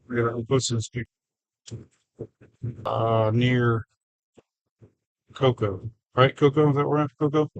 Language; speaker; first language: English; native; English